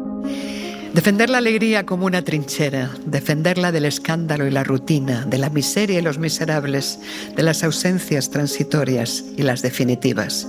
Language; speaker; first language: Spanish; native; Spanish